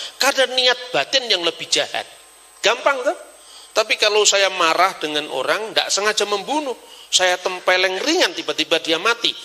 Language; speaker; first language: Indonesian; non-native, local second language; Javanese